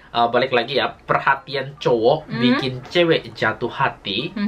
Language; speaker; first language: Indonesian; native; Indonesian